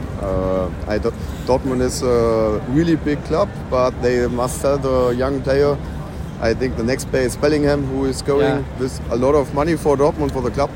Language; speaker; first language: English; non-native, learner; German